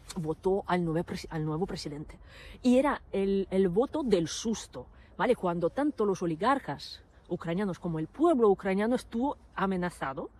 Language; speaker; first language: Spanish; non-native, fluent; Ukrainian